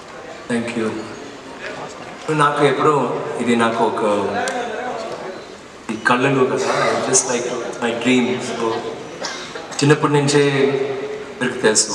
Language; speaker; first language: Telugu; non-native, fluent; Tamil